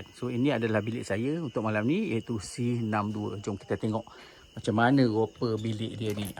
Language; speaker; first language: Malay; native; Malay